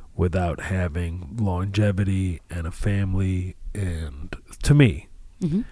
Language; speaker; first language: English; early bilingual, other home language; Arabic